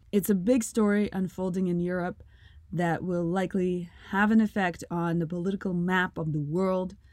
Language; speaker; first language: English; non-native, fluent; Russian